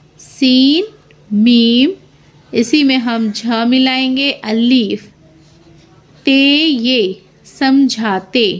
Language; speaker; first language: Hindi; native; Hindi